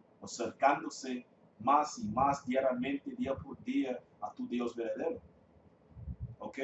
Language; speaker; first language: Spanish; non-native, fluent; English